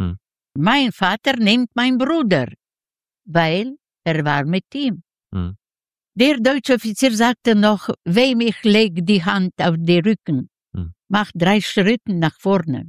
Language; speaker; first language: German; non-native, learner; Yiddish